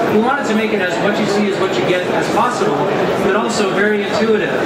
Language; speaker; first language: English; native; English